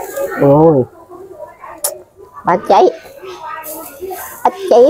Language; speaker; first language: Vietnamese; native; Vietnamese